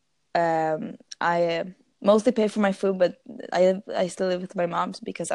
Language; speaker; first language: English; non-native, fluent; Swedish